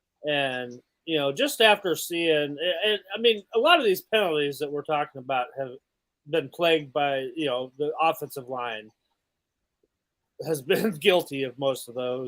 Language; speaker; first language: English; native; English